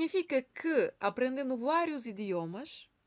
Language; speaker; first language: Portuguese; non-native, fluent; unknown